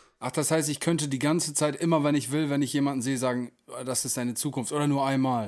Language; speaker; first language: German; native; German